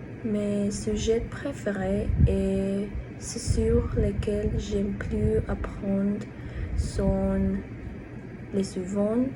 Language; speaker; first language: French; non-native, learner; Spanish